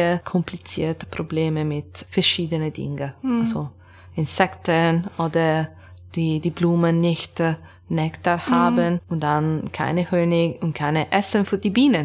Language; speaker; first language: German; non-native, learner; Italian